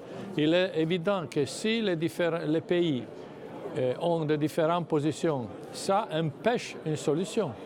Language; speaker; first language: French; non-native, fluent; Italian